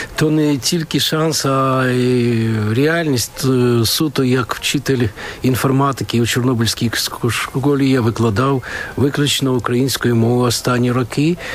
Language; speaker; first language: Ukrainian; non-native, local second language; Russian